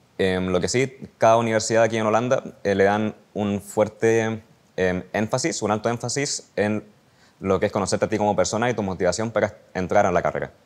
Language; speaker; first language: Spanish; native; Spanish